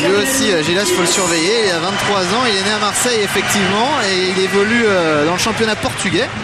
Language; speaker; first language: French; native; French